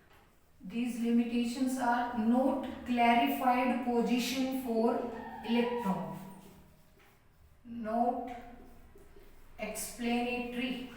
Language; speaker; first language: English; non-native, local second language; Hindi